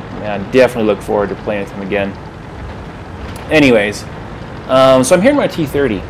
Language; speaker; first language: English; native; English